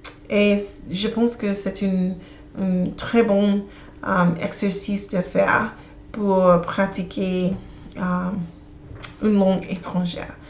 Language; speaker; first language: French; non-native, learner; English